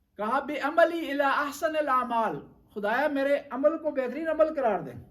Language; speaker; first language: Urdu; non-native, local second language; Punjabi